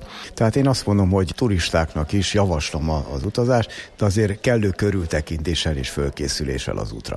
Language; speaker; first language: Hungarian; native; Hungarian